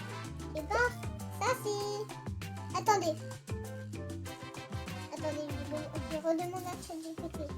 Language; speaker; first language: French; native; French